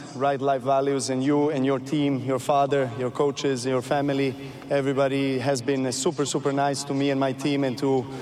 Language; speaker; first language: English; non-native, fluent; Serbian